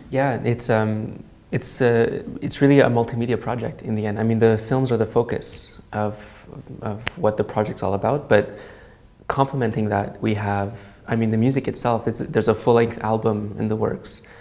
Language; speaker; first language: English; native; English